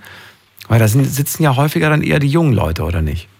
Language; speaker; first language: German; native; German